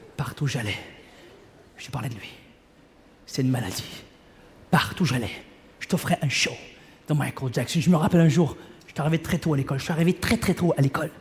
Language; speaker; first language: French; early bilingual, other home language; Arabic